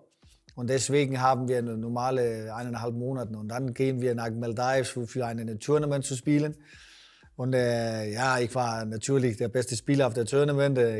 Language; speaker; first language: German; non-native, learner; Danish